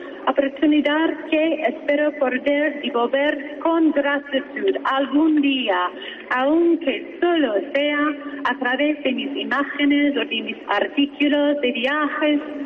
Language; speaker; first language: Spanish; non-native, fluent; English